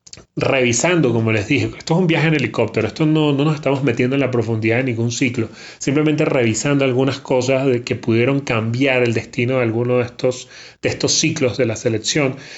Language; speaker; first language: Spanish; native; Spanish